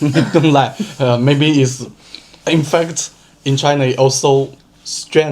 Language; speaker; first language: English; non-native, learner; Chinese